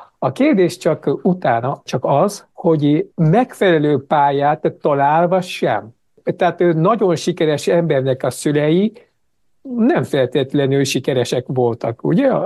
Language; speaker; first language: Hungarian; non-native, fluent; Japanese